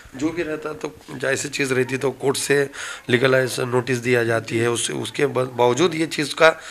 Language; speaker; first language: Hindi; non-native, local second language; Urdu